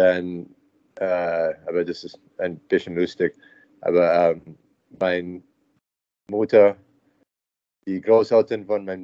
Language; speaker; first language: German; non-native, learner; English